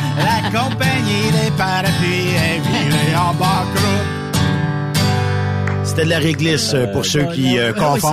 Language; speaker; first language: French; native; French